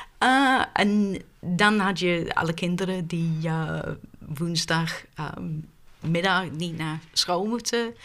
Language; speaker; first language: Dutch; non-native, fluent; English